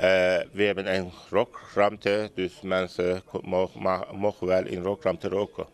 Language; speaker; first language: Dutch; non-native, learner; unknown